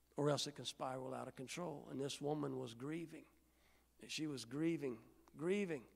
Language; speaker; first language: English; native; English